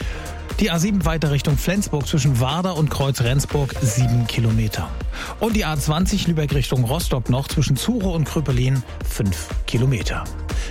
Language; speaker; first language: German; native; German